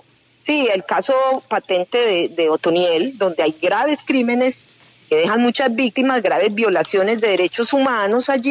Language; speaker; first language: Spanish; native; Spanish